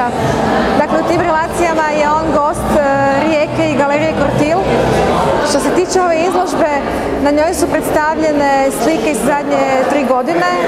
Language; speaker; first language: Croatian; native; Croatian